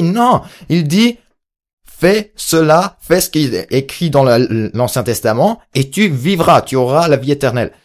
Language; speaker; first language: French; native; French